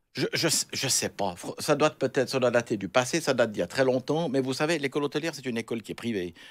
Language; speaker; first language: French; native; French